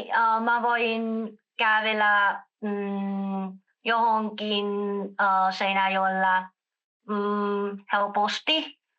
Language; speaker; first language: Finnish; non-native, learner; Vietnamese